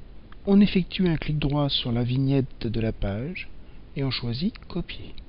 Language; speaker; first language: French; native; French